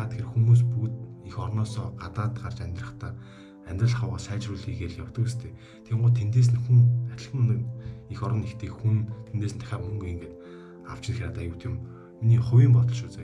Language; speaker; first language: Mongolian; native; Mongolian